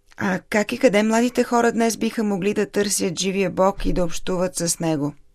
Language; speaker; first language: Bulgarian; native; Bulgarian